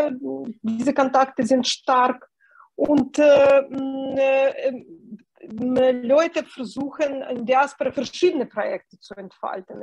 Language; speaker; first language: German; non-native, fluent; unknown